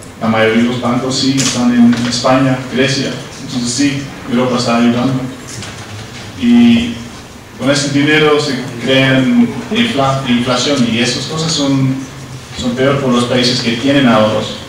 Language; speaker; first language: Spanish; non-native, learner; Dutch